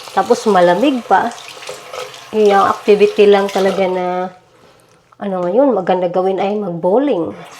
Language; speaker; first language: Filipino; native; Filipino